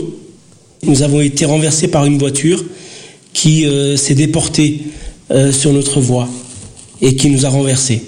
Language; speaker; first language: French; early bilingual, other home language; Portuguese